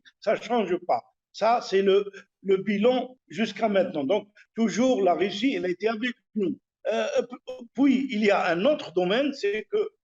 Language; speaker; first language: French; non-native, local second language; Arabic